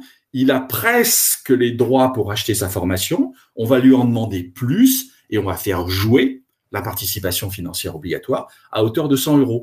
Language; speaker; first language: French; native; French